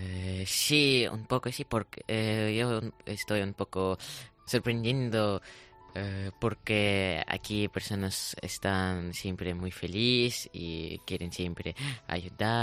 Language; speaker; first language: Spanish; non-native, learner; Ukrainian